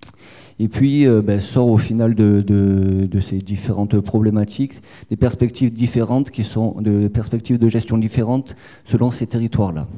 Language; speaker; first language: French; native; French